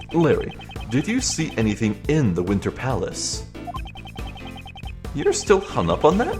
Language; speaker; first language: English; native; English